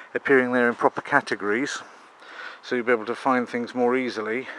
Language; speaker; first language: English; native; English